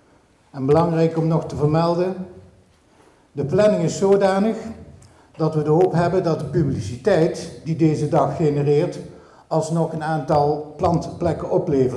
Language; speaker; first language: Dutch; native; Dutch